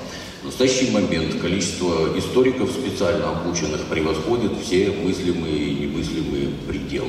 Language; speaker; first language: Russian; native; Russian